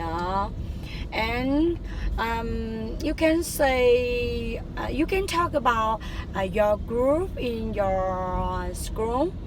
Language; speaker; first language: English; non-native, learner; Vietnamese